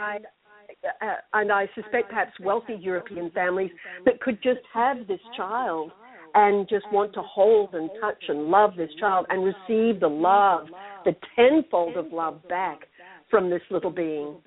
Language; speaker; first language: English; native; English